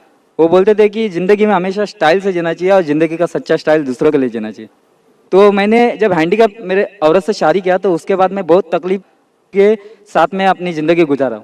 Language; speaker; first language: Hindi; non-native, local second language; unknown